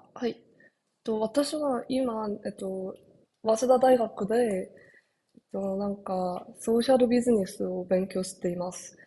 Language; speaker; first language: Japanese; non-native, learner; Vietnamese